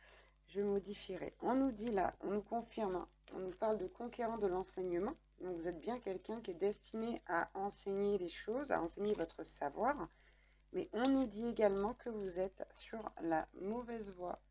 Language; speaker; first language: French; native; French